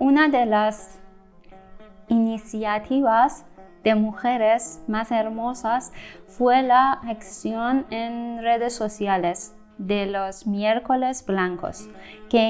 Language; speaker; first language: Spanish; non-native, fluent; Persian